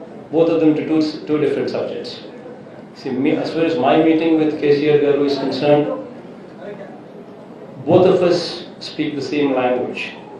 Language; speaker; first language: English; non-native, local second language; Telugu